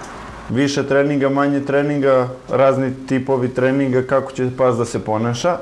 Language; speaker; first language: Serbian; native; Serbian